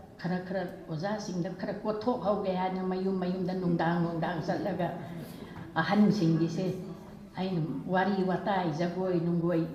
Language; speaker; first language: Manipuri; non-native, local second language; Rongmei Naga